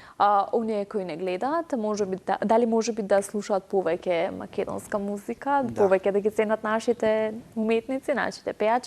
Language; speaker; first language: Macedonian; native; Macedonian